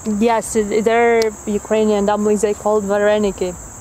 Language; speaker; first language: English; non-native, fluent; Ukrainian